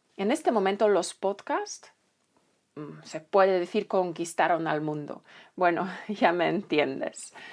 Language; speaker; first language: Spanish; non-native, fluent; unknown